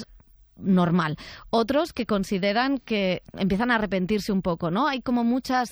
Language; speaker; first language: Spanish; native; Spanish